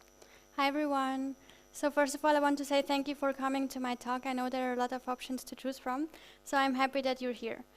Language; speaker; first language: English; non-native, fluent; German